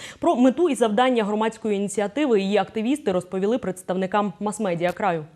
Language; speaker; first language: Ukrainian; native; Ukrainian